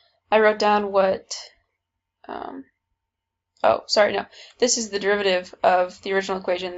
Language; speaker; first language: English; native; English